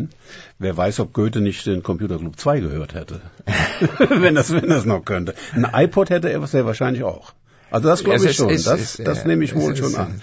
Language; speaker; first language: German; native; German